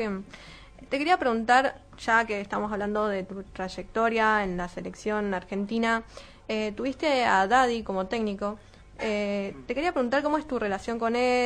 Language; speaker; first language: Spanish; native; Spanish